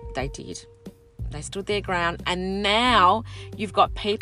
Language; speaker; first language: English; early bilingual, other home language; Sicilian